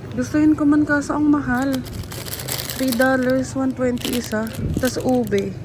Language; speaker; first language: Filipino; native; Filipino